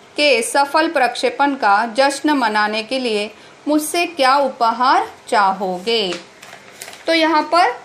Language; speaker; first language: Hindi; non-native, local second language; Marathi